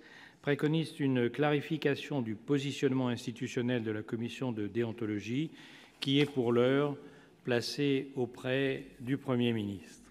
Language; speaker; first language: French; native; French